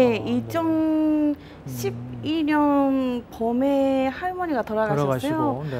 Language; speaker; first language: Korean; non-native, fluent; Japanese